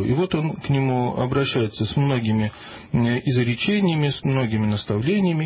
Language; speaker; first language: Russian; native; Russian